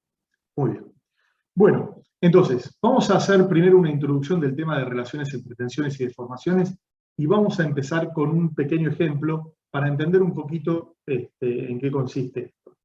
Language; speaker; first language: Spanish; native; Spanish